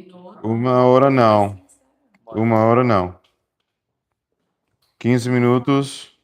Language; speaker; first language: Portuguese; non-native, learner; Spanish